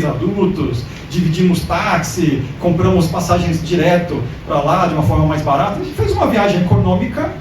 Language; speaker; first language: Portuguese; early bilingual, other home language; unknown